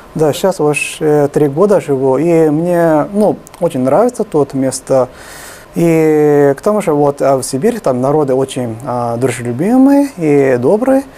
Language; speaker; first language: Russian; non-native, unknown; Japanese